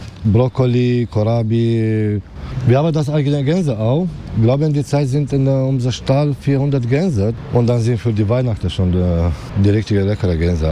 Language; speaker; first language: German; non-native, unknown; Romanian